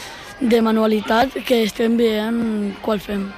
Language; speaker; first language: Catalan; non-native, local second language; Spanish